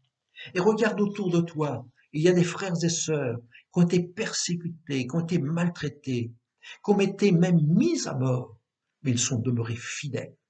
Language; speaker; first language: French; native; French